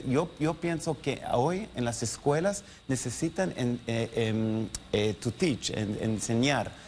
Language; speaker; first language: Spanish; non-native, learner; Hebrew